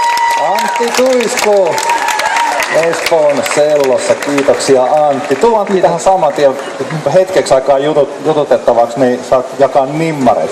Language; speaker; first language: Finnish; native; Finnish